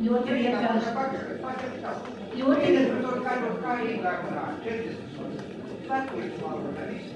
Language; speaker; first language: Latvian; non-native, local second language; Russian